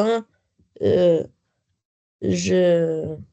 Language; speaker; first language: French; non-native, learner; Arabic